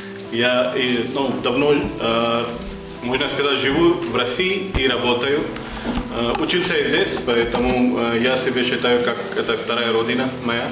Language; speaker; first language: Russian; non-native, fluent; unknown